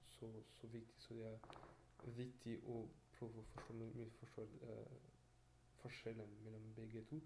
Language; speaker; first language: Norwegian; non-native, fluent; French